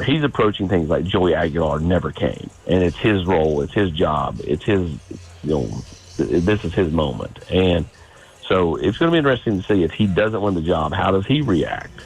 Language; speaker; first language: English; native; English